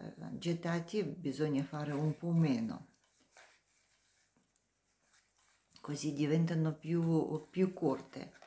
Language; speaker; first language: Italian; non-native, learner; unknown